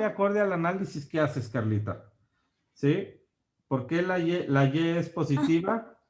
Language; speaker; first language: Spanish; native; Spanish